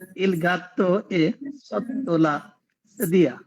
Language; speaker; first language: Italian; non-native, learner; Bangla